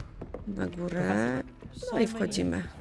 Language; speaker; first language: Polish; native; Polish